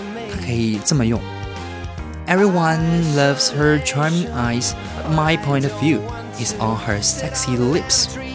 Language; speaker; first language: English; non-native, fluent; Chinese